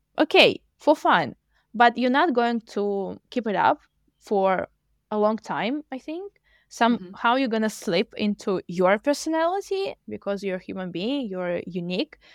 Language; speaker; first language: English; non-native, fluent; Russian